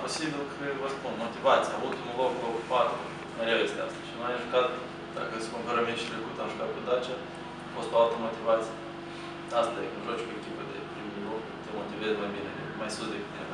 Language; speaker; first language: Romanian; non-native, local second language; Russian